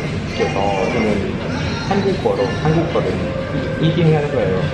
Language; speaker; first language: Korean; non-native, learner; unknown